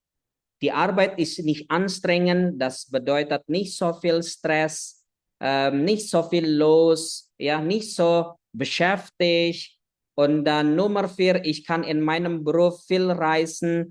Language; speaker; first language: German; non-native, fluent; Indonesian